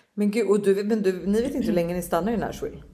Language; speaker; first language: Swedish; native; Swedish